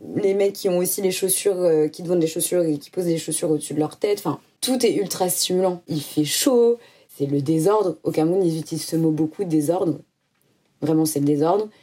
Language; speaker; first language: French; native; French